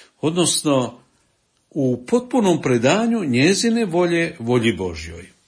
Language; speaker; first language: Croatian; native; Croatian